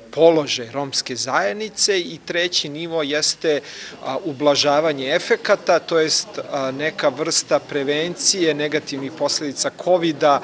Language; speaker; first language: Serbian; native; Serbian